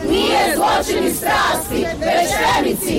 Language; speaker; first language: Croatian; native; Croatian